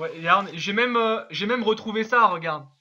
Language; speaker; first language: French; native; French